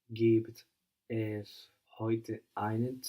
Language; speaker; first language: German; non-native, learner; English